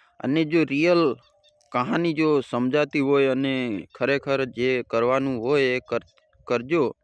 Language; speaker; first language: Gujarati; non-native, local second language; Bhili